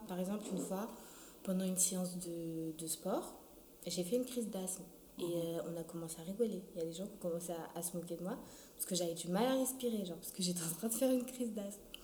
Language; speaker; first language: French; early bilingual, other home language; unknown